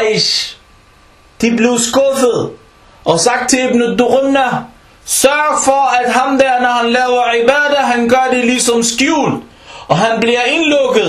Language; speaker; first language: Danish; early bilingual, other home language; Arabic